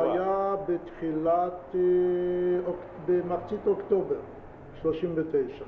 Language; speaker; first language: Hebrew; non-native, fluent; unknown